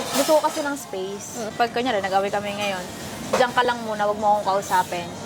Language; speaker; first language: Filipino; native; Filipino